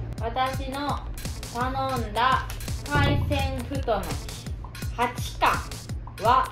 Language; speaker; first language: Japanese; native; Japanese